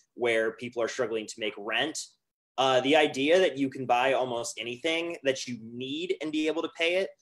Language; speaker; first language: English; native; English